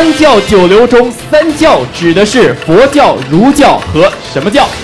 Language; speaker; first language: Chinese; native; Chinese